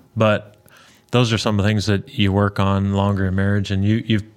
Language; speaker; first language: English; native; English